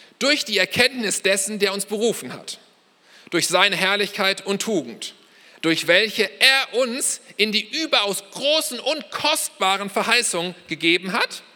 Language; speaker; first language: German; native; German